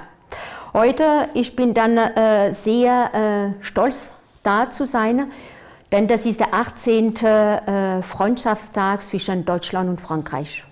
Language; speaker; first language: German; non-native, fluent; French